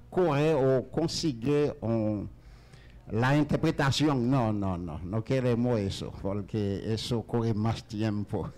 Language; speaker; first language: Spanish; non-native, learner; Haitian Creole